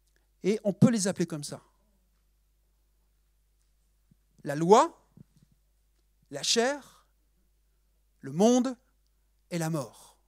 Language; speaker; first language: French; native; French